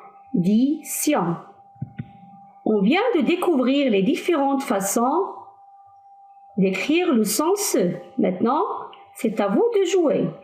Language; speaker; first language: French; non-native, local second language; Arabic